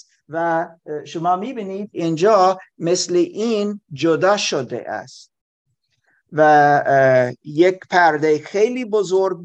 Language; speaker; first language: Persian; non-native, fluent; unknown